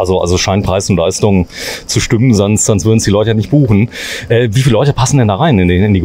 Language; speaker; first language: German; native; German